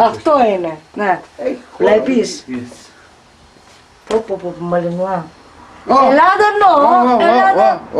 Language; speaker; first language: Greek; non-native, learner; Bulgarian